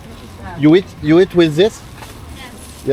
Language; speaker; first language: English; non-native, learner; French